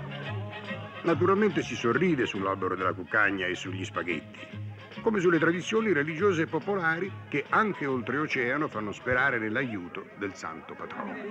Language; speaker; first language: Italian; native; Italian